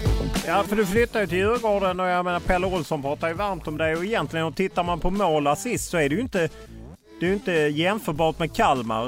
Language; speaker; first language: Swedish; native; Swedish